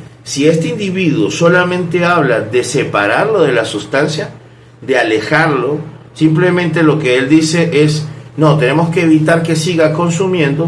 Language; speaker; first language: Spanish; native; Spanish